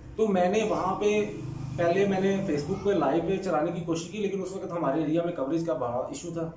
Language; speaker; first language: Urdu; non-native, local second language; Punjabi